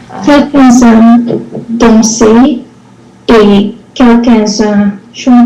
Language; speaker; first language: French; non-native, learner; English